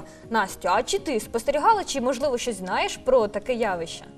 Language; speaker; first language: Ukrainian; native; Ukrainian